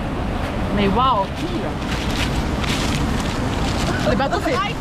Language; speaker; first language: French; non-native, learner; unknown